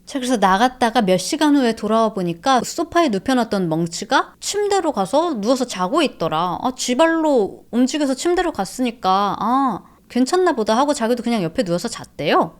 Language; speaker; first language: Korean; native; Korean